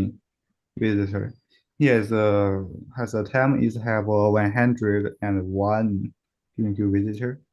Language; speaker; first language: English; non-native, learner; Chinese